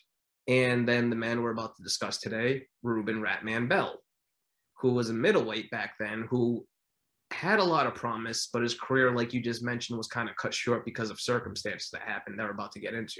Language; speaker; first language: English; native; English